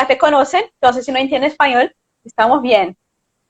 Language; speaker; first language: Spanish; non-native, fluent; Portuguese